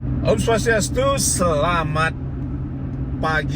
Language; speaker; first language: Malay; non-native, local second language; Balinese